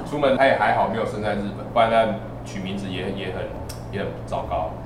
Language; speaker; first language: Chinese; native; Chinese